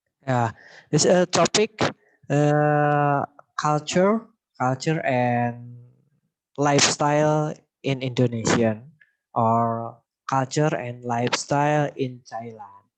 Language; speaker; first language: English; non-native, learner; Indonesian